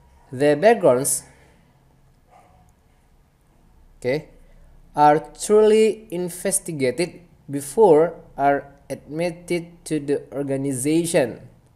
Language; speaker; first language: English; non-native, fluent; Indonesian